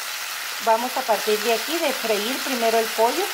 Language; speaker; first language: Spanish; native; Spanish